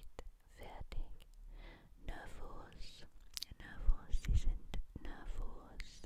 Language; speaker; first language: German; non-native, learner; English